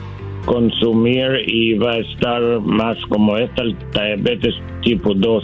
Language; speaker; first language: Spanish; non-native, learner; English